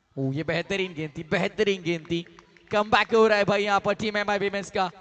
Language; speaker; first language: Hindi; non-native, local second language; Marathi